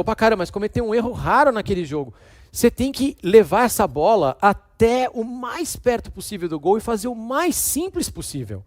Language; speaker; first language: Portuguese; native; Portuguese